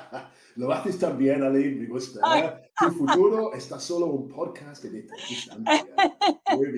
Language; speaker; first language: Spanish; non-native, fluent; English